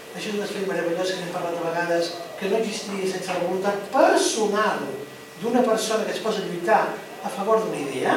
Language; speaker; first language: Catalan; native; Catalan